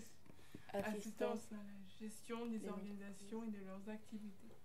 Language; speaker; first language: French; native; French